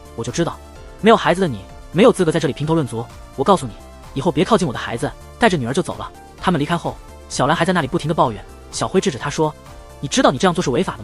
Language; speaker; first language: Chinese; native; Chinese